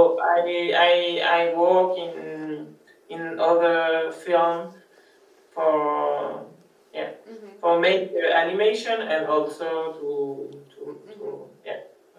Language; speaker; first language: English; non-native, learner; French